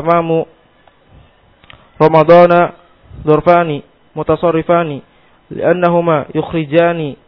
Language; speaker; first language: Arabic; non-native, learner; Indonesian